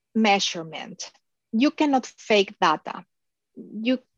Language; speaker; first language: English; non-native, fluent; Spanish